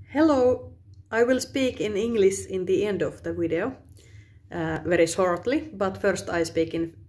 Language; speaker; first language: English; non-native, fluent; Finnish